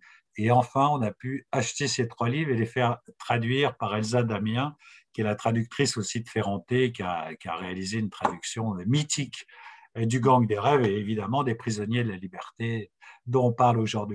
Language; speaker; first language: French; native; French